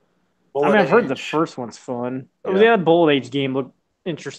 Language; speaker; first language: English; native; English